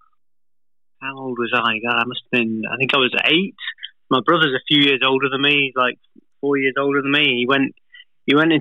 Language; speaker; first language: English; native; English